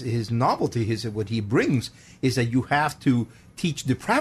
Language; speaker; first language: English; non-native, fluent; Spanish